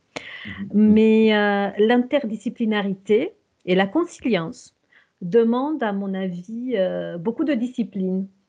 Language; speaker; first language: French; non-native, fluent; Romanian